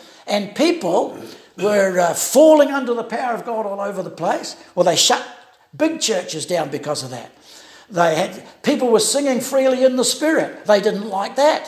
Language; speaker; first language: English; native; English